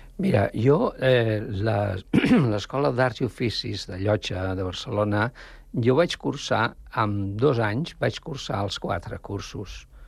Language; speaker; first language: Catalan; non-native, local second language; Spanish